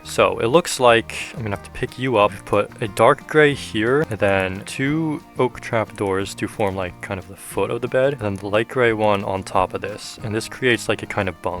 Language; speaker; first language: English; native; English